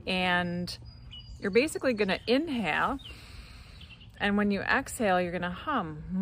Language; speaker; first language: English; native; English